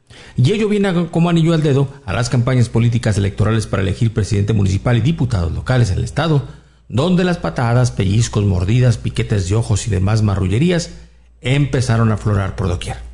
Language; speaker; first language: Spanish; native; Spanish